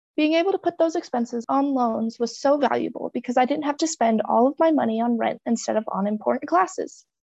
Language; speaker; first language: English; native; English